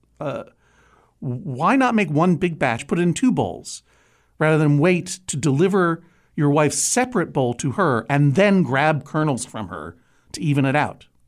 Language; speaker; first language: English; native; English